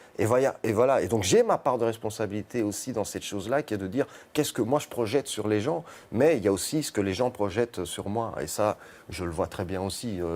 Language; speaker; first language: French; early bilingual, other home language; Arabic